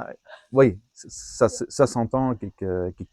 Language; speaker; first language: French; non-native, fluent; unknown